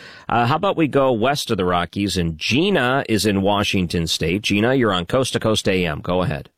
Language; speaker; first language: English; native; English